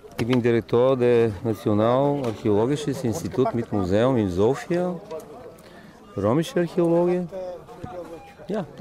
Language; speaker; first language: German; non-native, fluent; Bulgarian